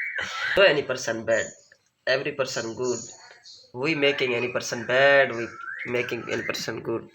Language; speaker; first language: English; non-native, learner; Urdu